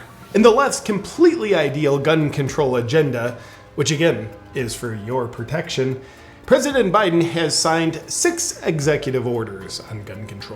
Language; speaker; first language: English; native; English